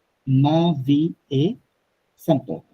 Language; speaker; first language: French; non-native, learner; Bangla